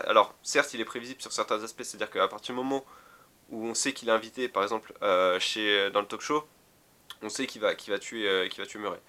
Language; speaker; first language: French; native; French